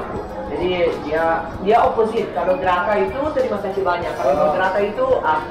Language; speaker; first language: Indonesian; non-native, fluent; Italian